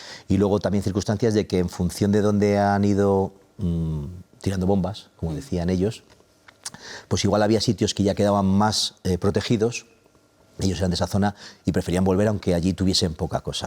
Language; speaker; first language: Spanish; native; Spanish